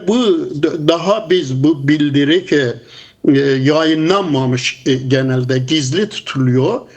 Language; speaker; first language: Turkish; non-native, fluent; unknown